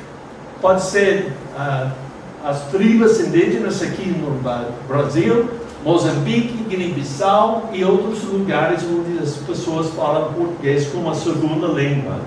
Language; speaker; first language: Portuguese; non-native, fluent; English